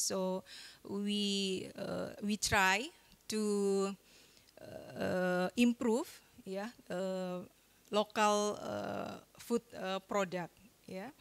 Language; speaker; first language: English; non-native, fluent; Indonesian